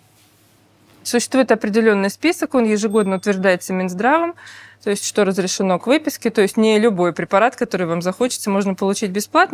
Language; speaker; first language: Russian; native; Russian